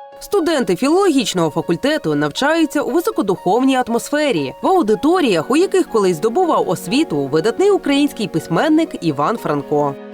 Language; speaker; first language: Ukrainian; native; Ukrainian